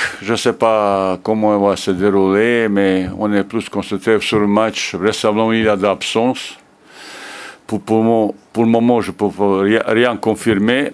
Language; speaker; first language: French; non-native, fluent; Bosnian